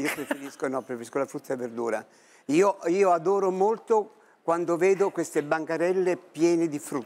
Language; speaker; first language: Italian; native; Italian